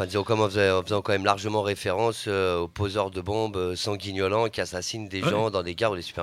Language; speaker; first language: French; native; French